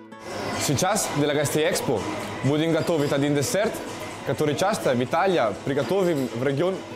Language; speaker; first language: Russian; non-native, learner; Italian